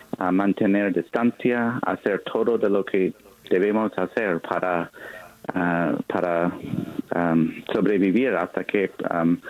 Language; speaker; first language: Spanish; non-native, fluent; English